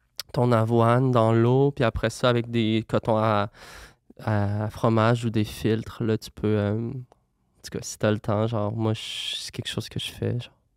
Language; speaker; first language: French; native; French